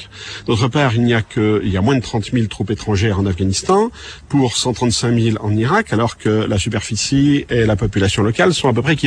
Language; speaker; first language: French; native; French